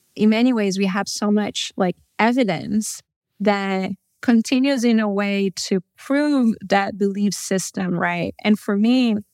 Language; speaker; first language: English; non-native, fluent; Portuguese